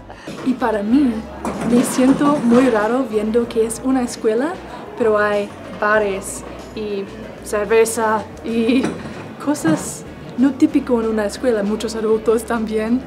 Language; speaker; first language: Spanish; non-native, fluent; English